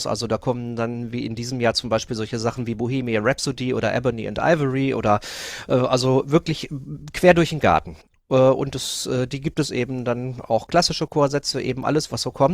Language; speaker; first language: German; native; German